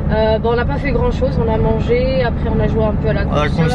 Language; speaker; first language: French; native; French